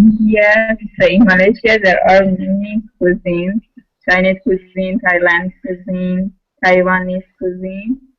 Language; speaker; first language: English; non-native, learner; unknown